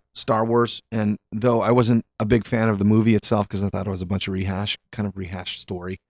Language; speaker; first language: English; native; English